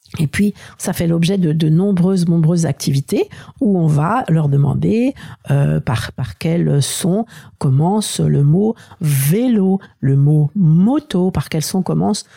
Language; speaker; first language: French; native; French